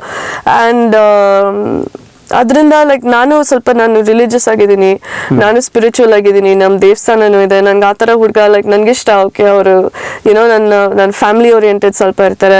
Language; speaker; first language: Kannada; early bilingual, heritage; Kannada